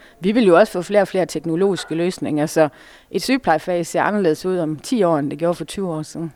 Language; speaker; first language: Danish; native; Danish